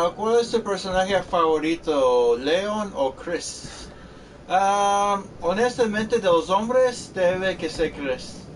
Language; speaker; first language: Spanish; early bilingual, heritage; Spanish